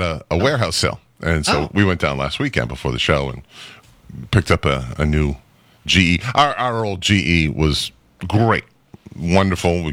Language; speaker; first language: English; native; English